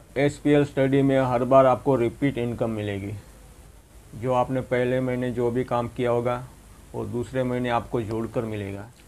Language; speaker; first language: Hindi; non-native, local second language; Gujarati